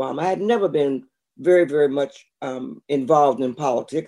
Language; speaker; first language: English; native; English